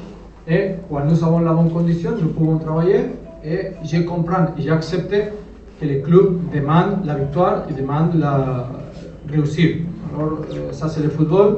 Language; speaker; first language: French; non-native, learner; Spanish